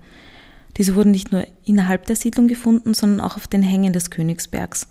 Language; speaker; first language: German; native; German